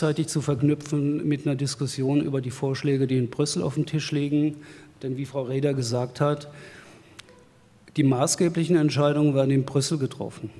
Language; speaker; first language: German; native; German